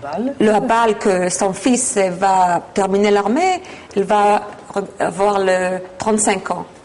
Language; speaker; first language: French; non-native, fluent; Hebrew